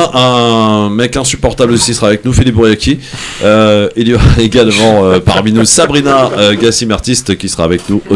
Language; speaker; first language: French; native; French